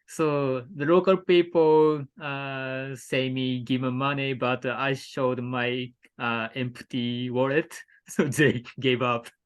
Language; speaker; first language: English; non-native, learner; Japanese